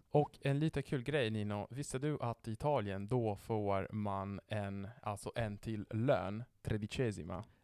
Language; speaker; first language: Swedish; non-native, fluent; Italian